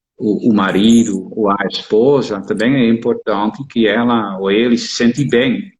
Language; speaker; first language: Portuguese; non-native, fluent; Dutch